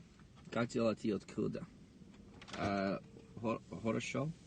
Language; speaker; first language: Russian; non-native, learner; English